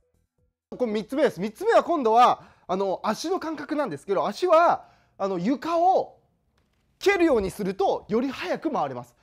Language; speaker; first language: Japanese; native; Japanese